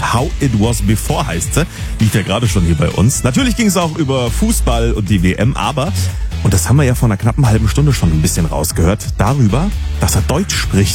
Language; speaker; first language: German; native; German